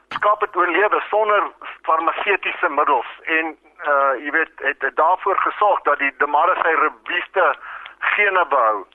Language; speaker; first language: Afrikaans; native; Afrikaans